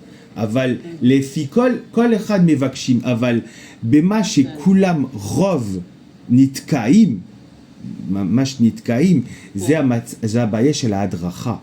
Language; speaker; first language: Hebrew; non-native, fluent; French